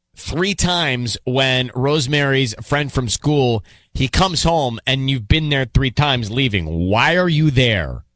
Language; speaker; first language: English; native; English